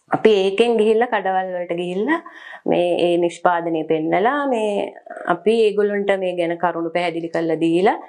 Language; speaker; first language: Sinhala; native; Sinhala